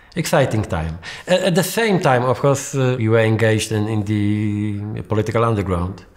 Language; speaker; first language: English; non-native, fluent; Polish